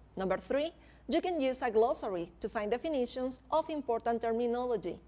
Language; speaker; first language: English; non-native, fluent; Spanish